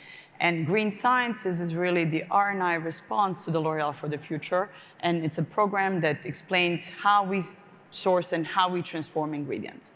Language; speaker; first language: English; non-native, fluent; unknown